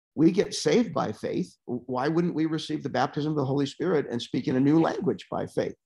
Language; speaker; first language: English; native; English